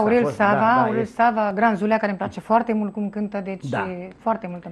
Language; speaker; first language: Romanian; native; Romanian